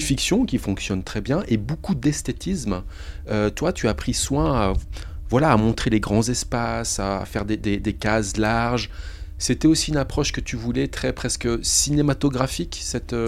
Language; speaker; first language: French; native; French